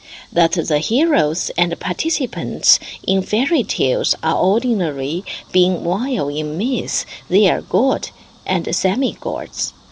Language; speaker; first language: English; non-native, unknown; Chinese